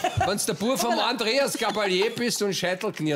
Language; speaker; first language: German; native; German